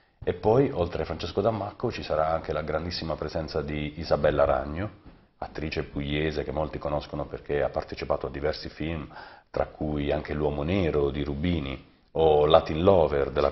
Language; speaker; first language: Italian; native; Italian